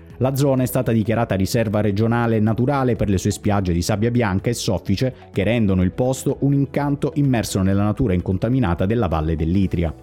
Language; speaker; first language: Italian; native; Italian